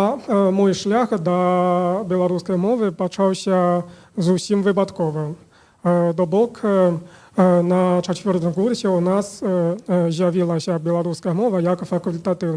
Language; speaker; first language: Ukrainian; non-native, fluent; Chinese